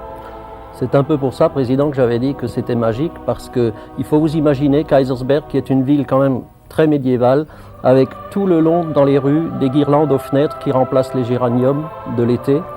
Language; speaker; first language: French; native; French